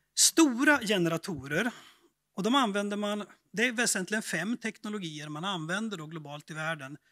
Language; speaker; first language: Swedish; native; Swedish